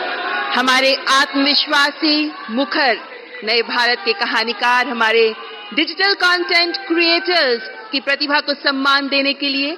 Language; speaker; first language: Hindi; native; Hindi